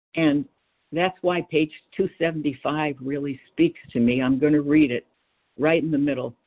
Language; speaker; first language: English; native; English